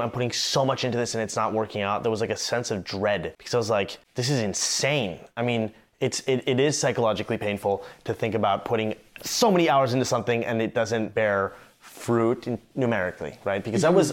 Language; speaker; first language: English; native; English